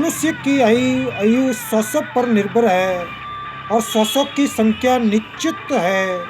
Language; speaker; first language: Hindi; native; Hindi